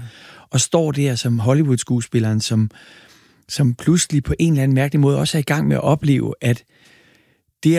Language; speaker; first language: Danish; native; Danish